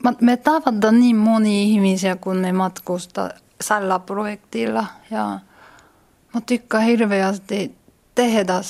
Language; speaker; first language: Finnish; non-native, learner; Korean